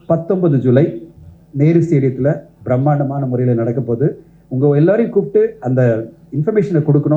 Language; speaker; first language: Tamil; native; Tamil